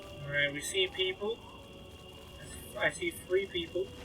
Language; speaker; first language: English; native; English